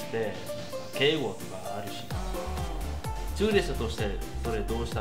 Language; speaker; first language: Japanese; native; Japanese